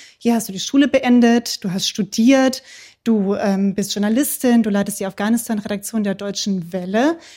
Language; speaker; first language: German; native; German